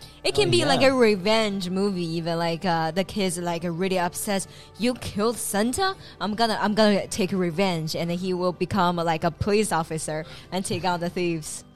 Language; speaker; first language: English; non-native, fluent; Chinese